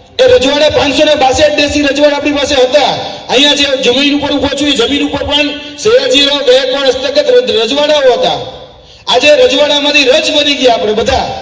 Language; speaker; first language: Gujarati; native; Gujarati